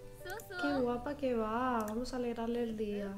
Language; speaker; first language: Spanish; native; Spanish